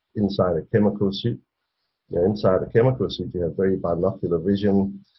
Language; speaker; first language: English; native; English